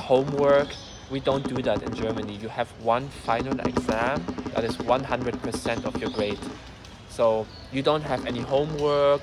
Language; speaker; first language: English; non-native, fluent; German